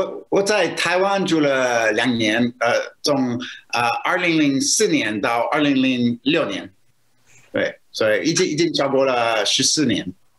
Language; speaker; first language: Chinese; non-native, fluent; English